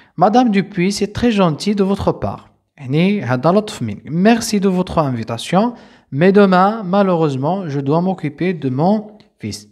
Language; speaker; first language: French; non-native, local second language; Arabic